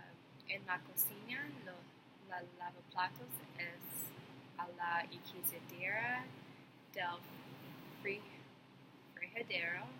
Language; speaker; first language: Spanish; non-native, learner; English